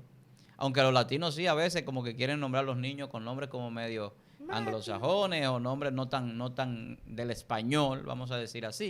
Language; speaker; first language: Spanish; native; Spanish